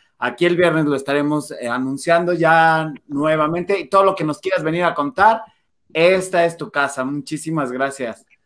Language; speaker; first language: Spanish; native; Spanish